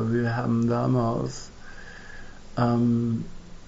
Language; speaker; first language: German; non-native, fluent; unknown